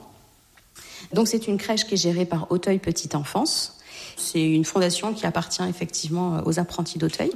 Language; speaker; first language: French; native; French